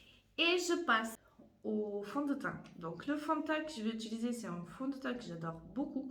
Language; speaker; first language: French; non-native, fluent; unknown